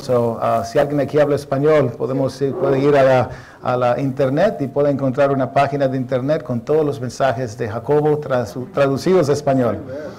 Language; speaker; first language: Spanish; native; Spanish